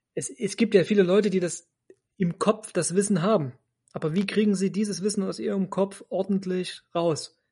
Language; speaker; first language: German; native; German